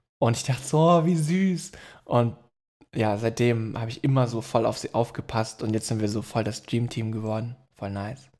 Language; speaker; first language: German; native; German